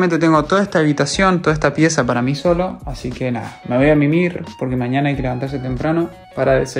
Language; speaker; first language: Spanish; native; Spanish